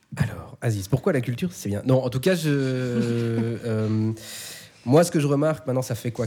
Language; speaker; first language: French; native; French